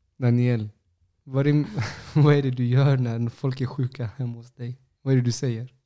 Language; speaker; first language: Swedish; early bilingual, other home language; Spanish